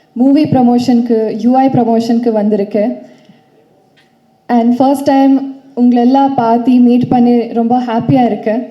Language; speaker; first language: Tamil; non-native, learner; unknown